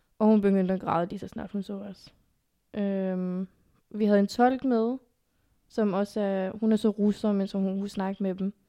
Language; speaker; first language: Danish; early bilingual, other home language; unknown